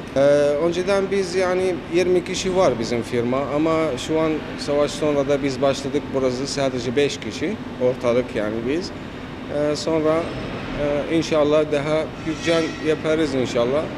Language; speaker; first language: Turkish; non-native, learner; Arabic